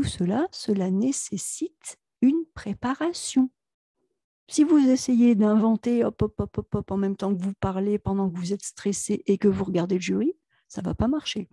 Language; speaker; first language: French; native; French